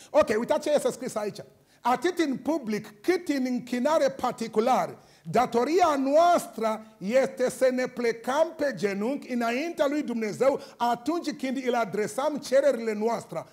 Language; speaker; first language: Romanian; non-native, learner; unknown